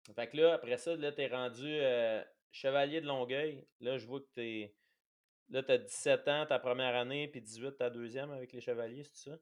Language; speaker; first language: French; native; French